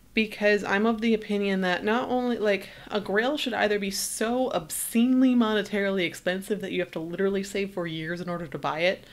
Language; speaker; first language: English; native; English